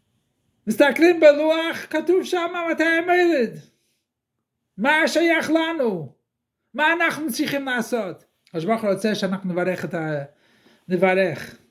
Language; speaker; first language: Hebrew; non-native, fluent; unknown